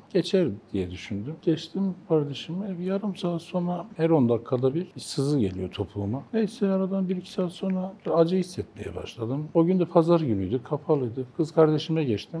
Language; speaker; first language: Turkish; native; Turkish